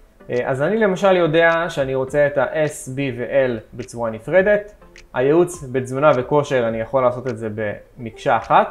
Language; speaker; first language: Hebrew; native; Hebrew